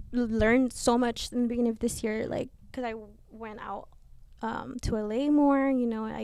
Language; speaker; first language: English; early bilingual, other home language; Spanish